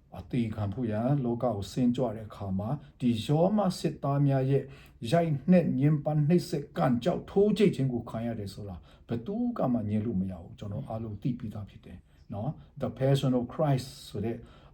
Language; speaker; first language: Burmese; non-native, local second language; Hakha Chin